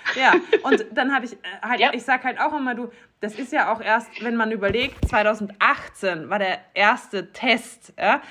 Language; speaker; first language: German; native; German